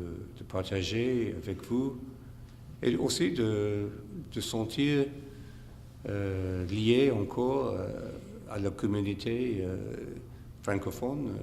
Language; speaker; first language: French; non-native, fluent; English